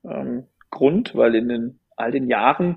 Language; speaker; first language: German; native; German